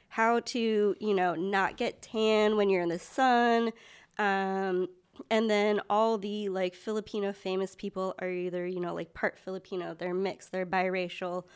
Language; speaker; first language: English; early bilingual, other home language; Filipino